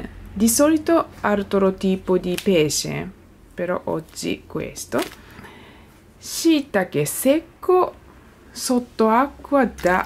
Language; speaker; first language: Italian; non-native, learner; Japanese